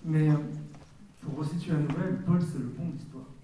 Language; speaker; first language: French; native; French